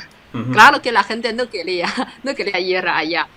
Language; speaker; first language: Spanish; non-native, fluent; Chinese